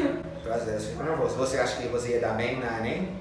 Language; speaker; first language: Portuguese; non-native, fluent; English